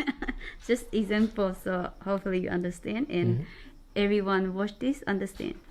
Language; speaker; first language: English; non-native, learner; Thai